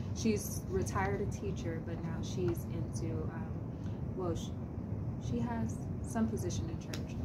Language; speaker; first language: English; native; English